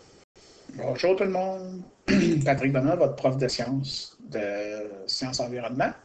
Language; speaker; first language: French; native; French